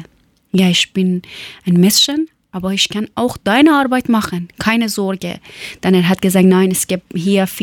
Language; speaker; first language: German; non-native, learner; Persian